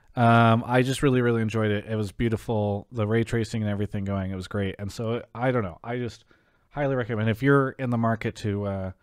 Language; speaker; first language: English; native; English